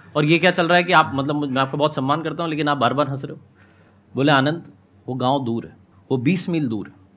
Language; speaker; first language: Hindi; native; Hindi